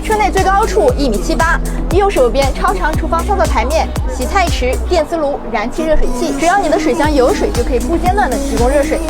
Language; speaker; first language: Chinese; native; Chinese